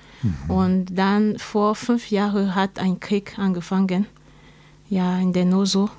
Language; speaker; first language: German; non-native, learner; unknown